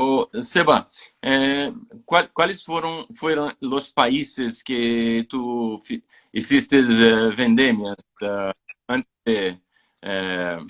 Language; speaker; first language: Spanish; non-native, fluent; Portuguese